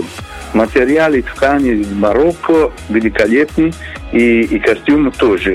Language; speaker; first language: Russian; non-native, learner; Italian